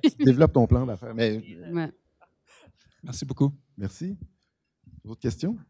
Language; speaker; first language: French; native; French